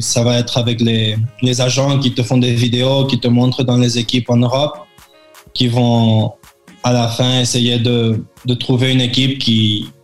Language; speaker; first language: French; early bilingual, heritage; French